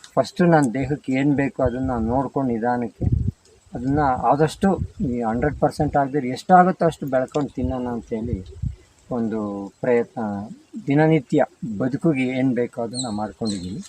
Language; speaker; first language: Kannada; native; Kannada